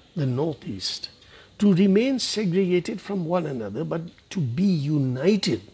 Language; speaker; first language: English; non-native, local second language; Assamese